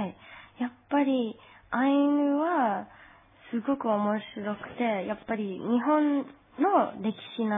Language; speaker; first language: Japanese; non-native, fluent; English